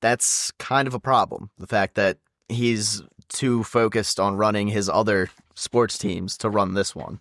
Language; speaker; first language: English; native; English